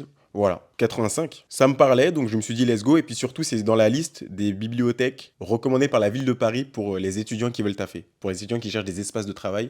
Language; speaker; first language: French; native; French